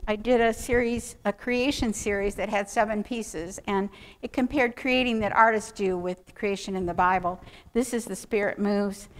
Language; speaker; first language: English; native; English